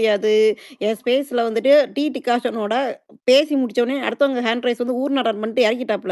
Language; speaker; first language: Tamil; native; Tamil